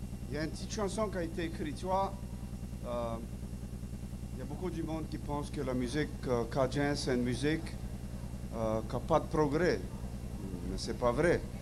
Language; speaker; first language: French; early bilingual, heritage; French